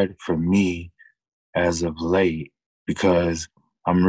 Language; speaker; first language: English; native; English